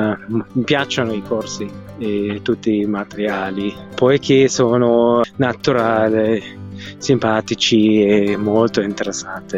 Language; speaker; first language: Italian; non-native, learner; German